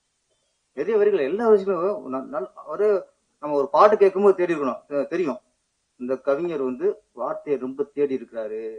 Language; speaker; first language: Tamil; native; Tamil